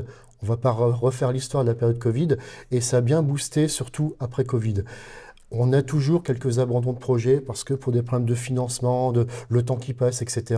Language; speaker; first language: French; native; French